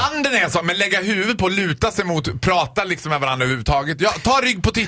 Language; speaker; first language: Swedish; native; Swedish